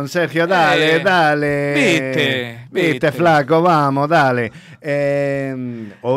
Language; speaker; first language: Spanish; native; Spanish